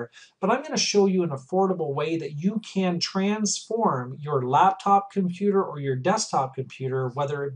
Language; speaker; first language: English; native; English